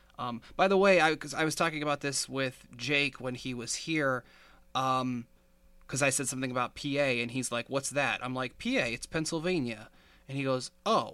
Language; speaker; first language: English; native; English